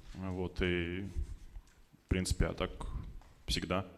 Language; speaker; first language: Russian; native; Russian